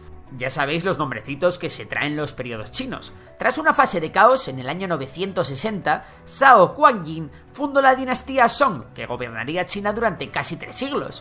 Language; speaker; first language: Spanish; native; Spanish